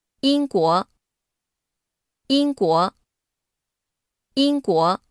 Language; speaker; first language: Chinese; non-native, learner; Korean